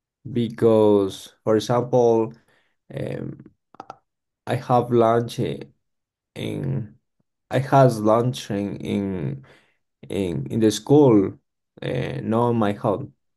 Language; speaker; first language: English; non-native, learner; Spanish